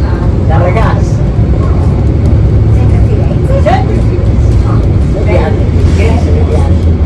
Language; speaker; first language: Italian; non-native, learner; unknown